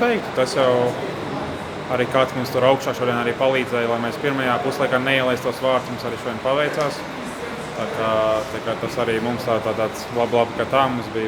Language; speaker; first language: Latvian; native; Latvian